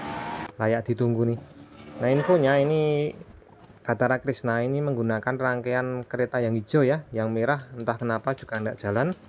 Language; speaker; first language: Indonesian; native; Indonesian